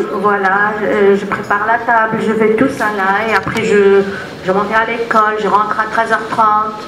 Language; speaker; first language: French; non-native, local second language; Arabic